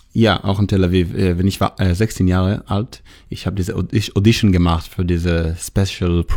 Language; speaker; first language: German; non-native, learner; Hebrew